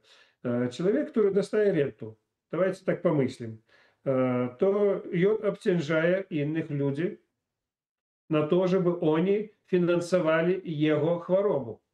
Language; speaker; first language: Polish; non-native, fluent; Russian